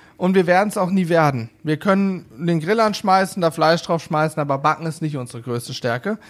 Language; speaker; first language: German; native; German